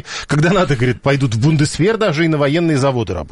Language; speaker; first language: Russian; native; Russian